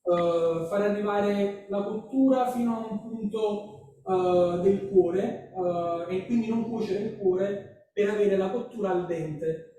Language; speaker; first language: Italian; native; Italian